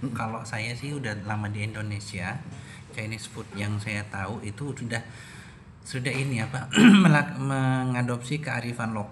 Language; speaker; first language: Indonesian; native; Indonesian